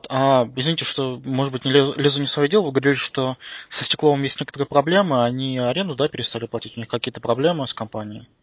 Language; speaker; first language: Russian; native; Russian